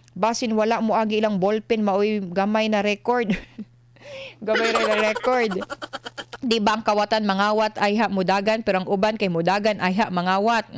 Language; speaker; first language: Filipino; non-native, local second language; Cebuano